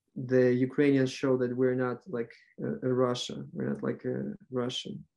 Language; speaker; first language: English; non-native, learner; Ukrainian